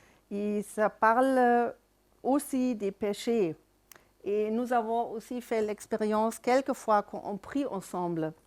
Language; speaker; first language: French; non-native, fluent; German